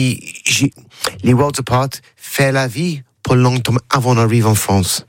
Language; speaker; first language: French; non-native, learner; English